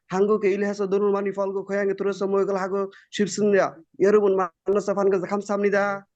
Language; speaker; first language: Korean; non-native, learner; Bangla